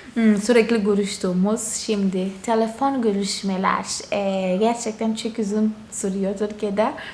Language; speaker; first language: Turkish; non-native, fluent; Portuguese